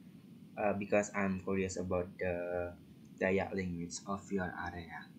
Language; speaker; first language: English; non-native, learner; Indonesian